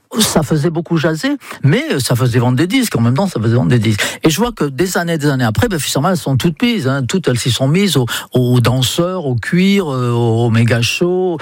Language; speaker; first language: French; non-native, fluent; English